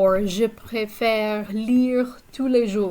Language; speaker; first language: French; non-native, fluent; English